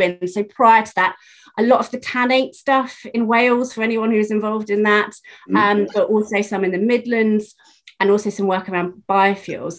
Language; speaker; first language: English; native; English